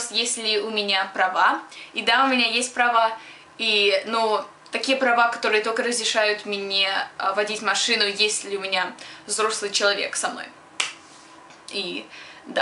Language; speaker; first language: Russian; early bilingual, other home language; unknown